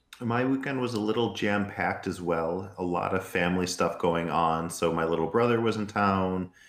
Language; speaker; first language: English; native; English